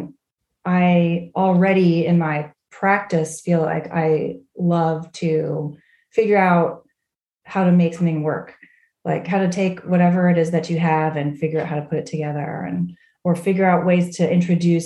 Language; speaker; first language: English; native; English